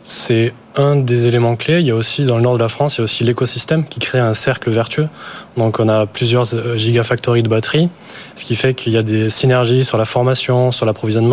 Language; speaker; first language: French; native; French